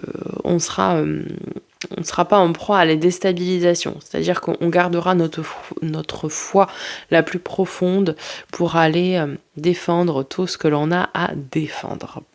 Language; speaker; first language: French; native; French